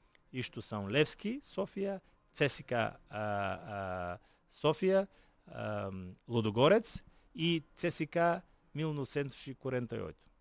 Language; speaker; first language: Portuguese; non-native, fluent; Bulgarian